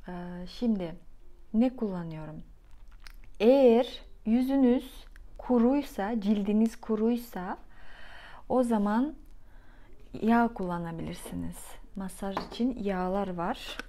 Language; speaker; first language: Turkish; non-native, fluent; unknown